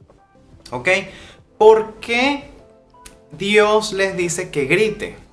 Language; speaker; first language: Spanish; native; Spanish